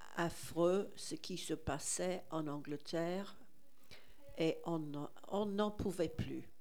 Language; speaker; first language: French; non-native, fluent; English